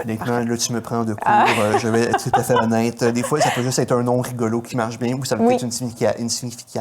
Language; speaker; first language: French; native; French